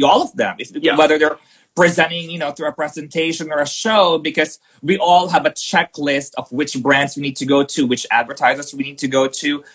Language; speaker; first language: English; non-native, local second language; Filipino